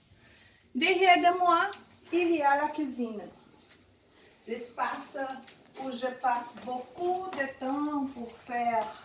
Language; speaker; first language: French; non-native, learner; Portuguese